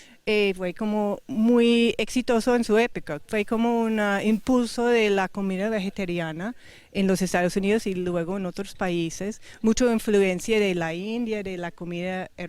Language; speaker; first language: Spanish; non-native, fluent; English